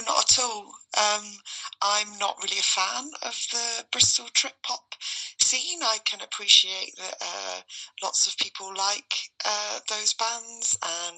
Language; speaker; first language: English; native; English